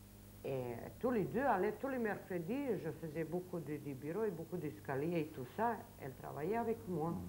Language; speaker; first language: French; non-native, learner; Serbian